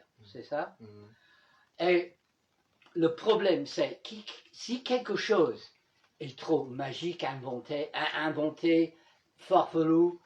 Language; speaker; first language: French; non-native, fluent; English